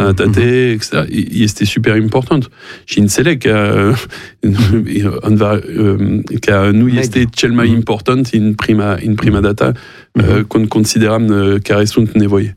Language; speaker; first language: Romanian; non-native, learner; French